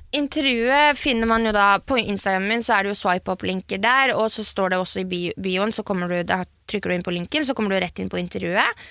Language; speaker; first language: Norwegian; early bilingual, other home language; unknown